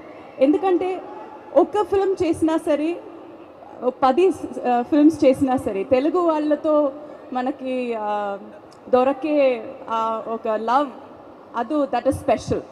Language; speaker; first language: Telugu; non-native, fluent; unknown